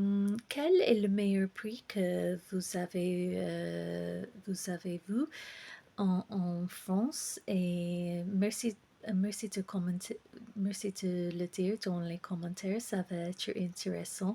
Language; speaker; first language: French; non-native, fluent; English